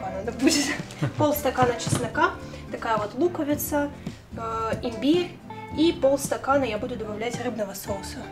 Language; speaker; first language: Russian; native; Russian